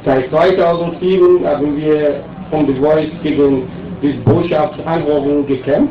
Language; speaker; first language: German; non-native, learner; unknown